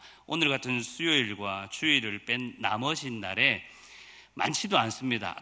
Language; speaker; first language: Korean; native; Korean